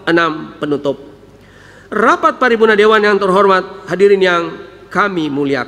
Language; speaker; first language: Indonesian; native; Indonesian